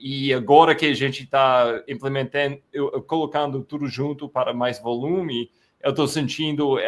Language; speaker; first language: Portuguese; non-native, fluent; English